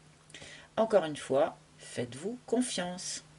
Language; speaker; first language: French; native; French